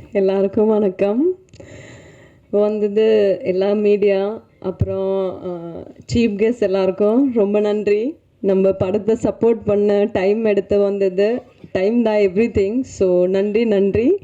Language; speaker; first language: Tamil; non-native, learner; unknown